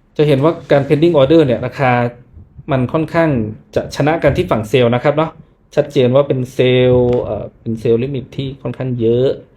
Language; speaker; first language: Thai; native; Thai